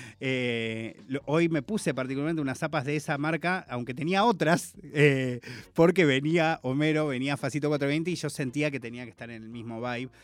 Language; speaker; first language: Spanish; native; Spanish